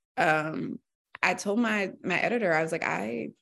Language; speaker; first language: English; native; English